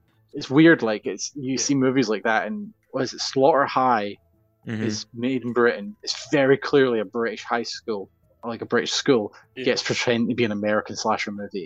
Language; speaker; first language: English; native; English